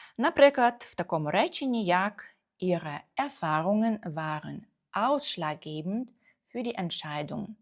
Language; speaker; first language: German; non-native, fluent; Ukrainian